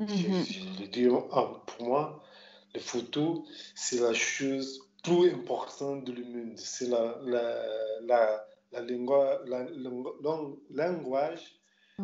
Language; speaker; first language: French; non-native, local second language; Portuguese